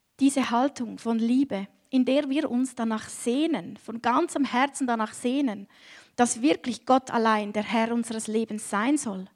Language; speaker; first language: German; native; German